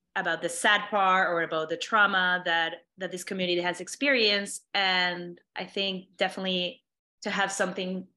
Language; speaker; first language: English; non-native, fluent; Spanish